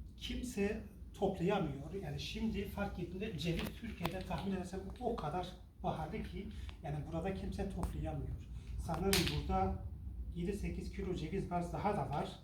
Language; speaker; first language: Turkish; non-native, local second language; Kurdish